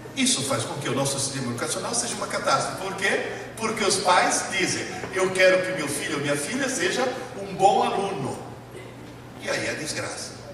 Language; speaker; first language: Portuguese; early bilingual, other home language; Italian